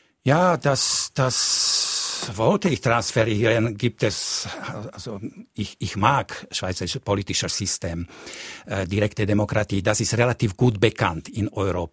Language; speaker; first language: German; non-native, fluent; Slovak